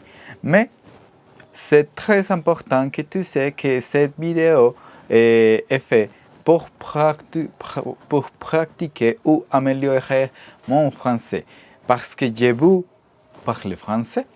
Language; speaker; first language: French; non-native, learner; Spanish